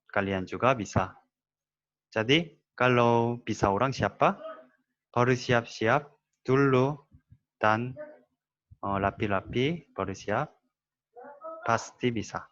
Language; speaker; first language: Indonesian; non-native, learner; Korean